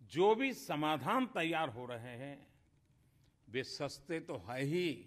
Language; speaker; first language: Hindi; native; Hindi